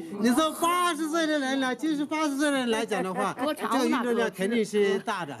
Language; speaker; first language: Chinese; non-native, fluent; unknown